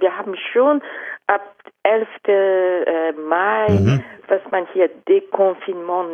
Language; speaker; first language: German; non-native, fluent; Japanese